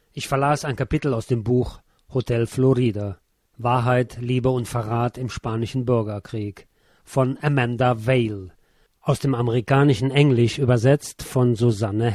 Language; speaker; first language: German; native; German